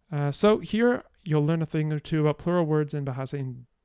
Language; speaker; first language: English; native; English